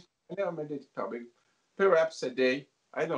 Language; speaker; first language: English; non-native, learner; Italian